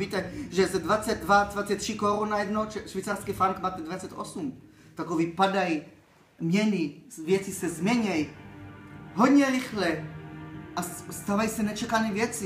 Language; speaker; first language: Czech; early bilingual, heritage; Czech